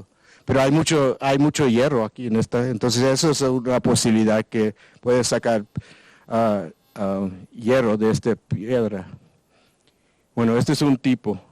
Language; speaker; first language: Spanish; non-native, learner; English